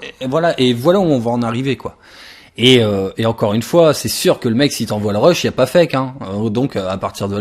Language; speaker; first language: French; native; French